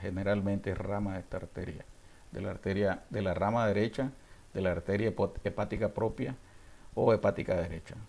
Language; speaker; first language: Spanish; native; Spanish